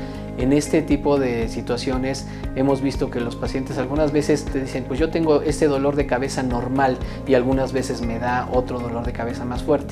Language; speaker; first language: Spanish; native; Spanish